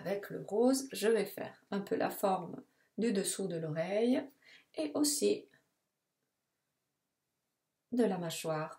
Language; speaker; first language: French; non-native, fluent; Italian